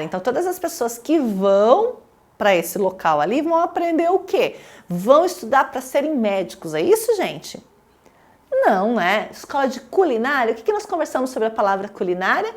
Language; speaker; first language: Portuguese; native; Portuguese